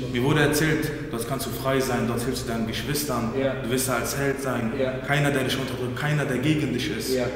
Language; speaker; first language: German; early bilingual, other home language; Kurdish